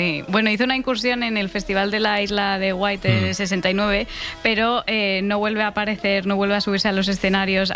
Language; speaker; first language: Spanish; native; Spanish